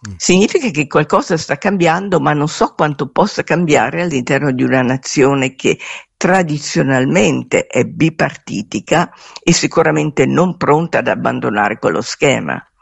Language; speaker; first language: Italian; native; Italian